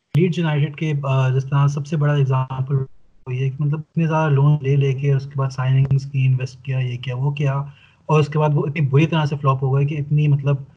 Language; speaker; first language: Urdu; native; Urdu